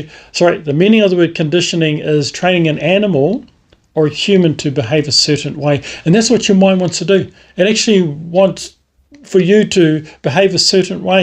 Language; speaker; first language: English; native; English